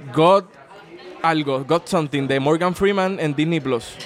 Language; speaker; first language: Spanish; native; Spanish